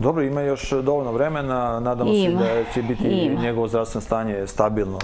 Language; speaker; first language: Serbian; native; Serbian